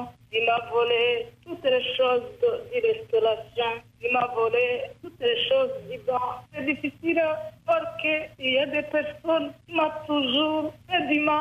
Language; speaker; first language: French; non-native, learner; Rundi